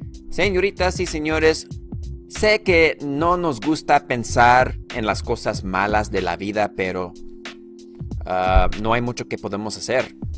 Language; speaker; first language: Spanish; non-native, fluent; English